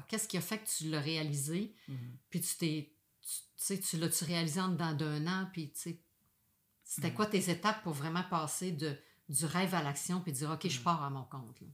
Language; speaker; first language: French; native; French